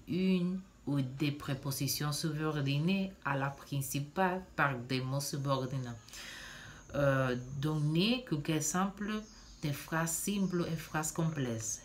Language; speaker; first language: French; non-native, learner; Spanish